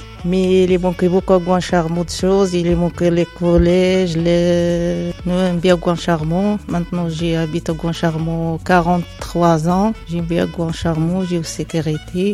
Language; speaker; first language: French; non-native, learner; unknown